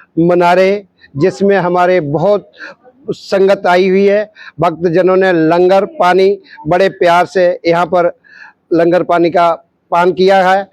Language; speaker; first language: Hindi; non-native, local second language; Punjabi